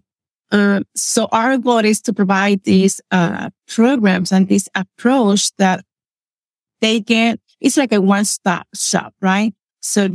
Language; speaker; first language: English; non-native, fluent; Spanish